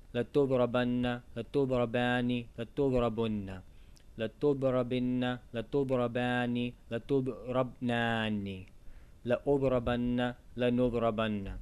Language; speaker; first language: Arabic; non-native, fluent; English